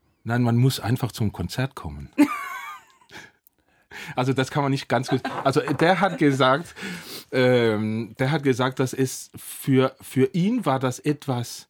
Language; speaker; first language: German; non-native, fluent; Danish